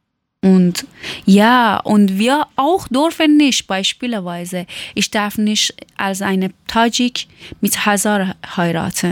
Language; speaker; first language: German; non-native, learner; Persian